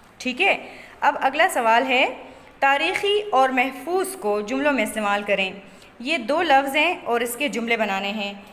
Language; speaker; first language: Urdu; native; Urdu